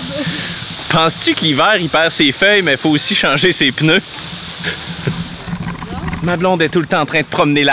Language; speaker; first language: French; native; French